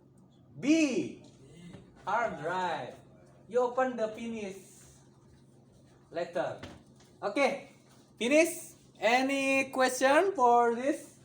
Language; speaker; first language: English; non-native, learner; Indonesian